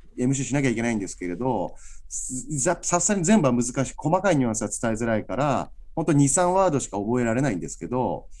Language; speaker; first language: Japanese; native; Japanese